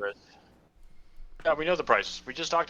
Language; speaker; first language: English; native; English